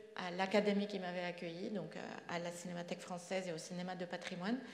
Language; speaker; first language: French; non-native, fluent; Spanish